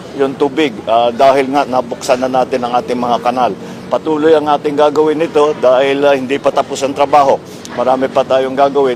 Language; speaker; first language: Filipino; native; Filipino